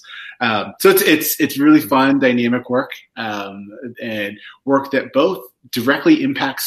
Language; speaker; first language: English; native; English